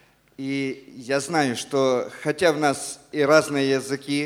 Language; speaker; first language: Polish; non-native, learner; Russian